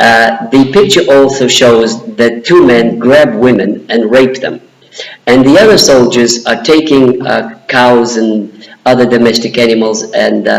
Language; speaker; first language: English; non-native, fluent; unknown